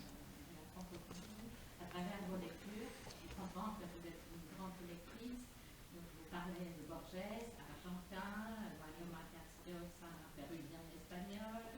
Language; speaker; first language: French; non-native, learner; Portuguese